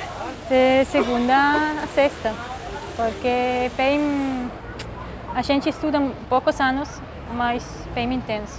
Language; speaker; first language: Portuguese; non-native, fluent; Swiss German